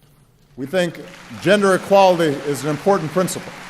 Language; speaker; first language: English; native; English